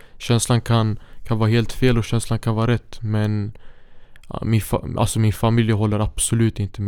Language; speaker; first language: Swedish; early bilingual, other home language; Syriac